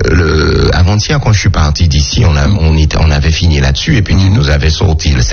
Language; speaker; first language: French; native; French